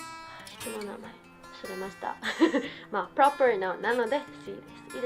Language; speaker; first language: Japanese; non-native, fluent; Cebuano